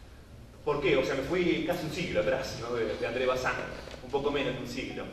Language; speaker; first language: Spanish; native; Spanish